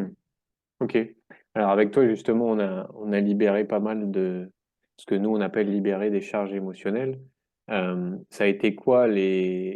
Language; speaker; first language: French; native; French